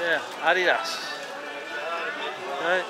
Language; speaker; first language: English; native; English